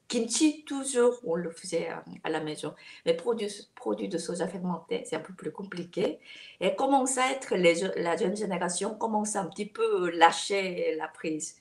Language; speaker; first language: French; non-native, fluent; Korean